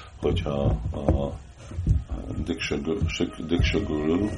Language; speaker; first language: Hungarian; early bilingual, heritage; Hungarian